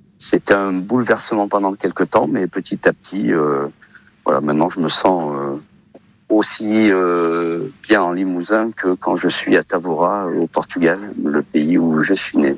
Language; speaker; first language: French; early bilingual, other home language; Portuguese